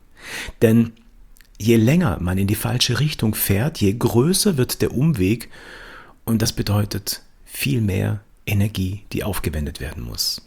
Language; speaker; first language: German; native; German